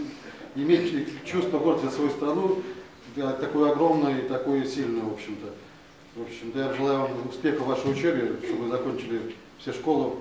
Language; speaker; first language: Russian; native; Russian